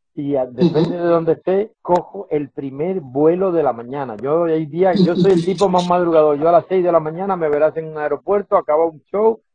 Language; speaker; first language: Spanish; native; Spanish